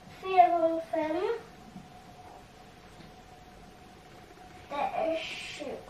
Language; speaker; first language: Swedish; non-native, learner; Tigrinya